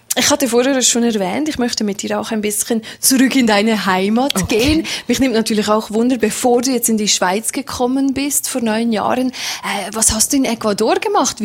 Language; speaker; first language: German; native; German